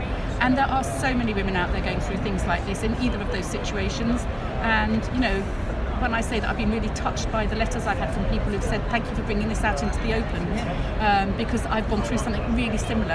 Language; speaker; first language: English; native; English